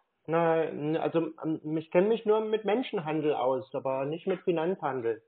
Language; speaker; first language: German; native; German